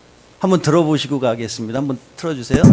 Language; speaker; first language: Korean; native; Korean